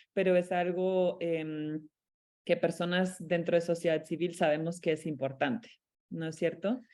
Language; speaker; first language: Spanish; non-native, fluent; Romanian